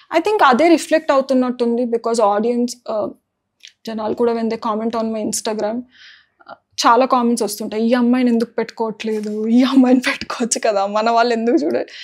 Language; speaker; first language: Telugu; non-native, local second language; Marathi